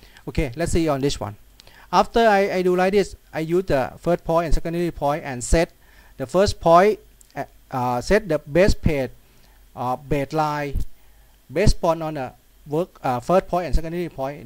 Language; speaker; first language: English; non-native, learner; Thai